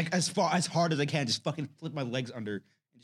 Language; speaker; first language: English; native; English